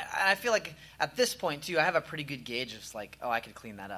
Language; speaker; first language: English; native; English